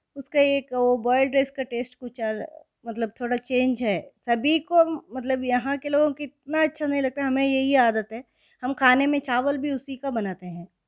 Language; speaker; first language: Hindi; non-native, local second language; Kannada